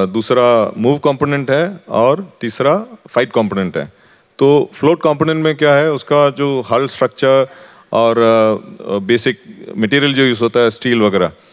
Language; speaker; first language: Hindi; native; Hindi